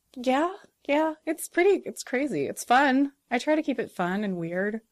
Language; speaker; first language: English; native; English